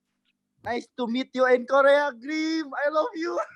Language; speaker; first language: English; non-native, learner; Indonesian